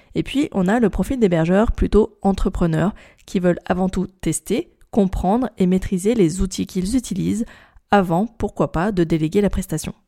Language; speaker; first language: French; native; French